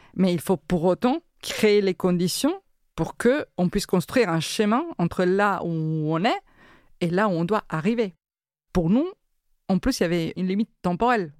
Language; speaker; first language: French; non-native, fluent; Spanish